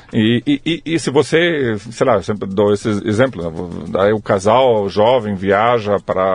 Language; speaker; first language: Portuguese; non-native, fluent; German